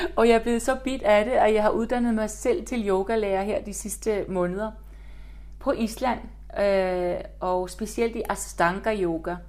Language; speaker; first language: Danish; non-native, fluent; Icelandic